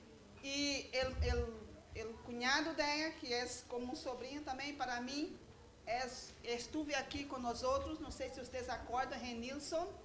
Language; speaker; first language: Spanish; non-native, learner; Portuguese